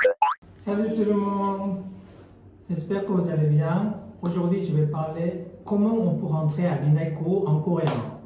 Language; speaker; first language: French; non-native, learner; Korean